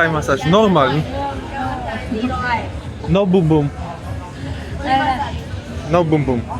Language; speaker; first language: English; non-native, learner; Polish